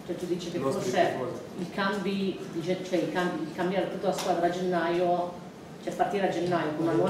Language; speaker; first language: Italian; native; Italian